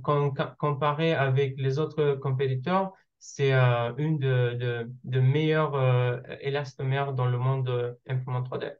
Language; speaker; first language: French; non-native, learner; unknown